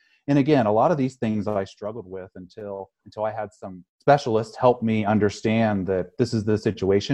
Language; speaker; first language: English; native; English